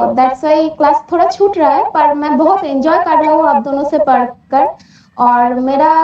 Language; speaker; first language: Hindi; native; Hindi